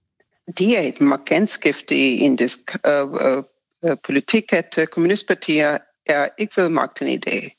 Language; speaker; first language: Danish; non-native, fluent; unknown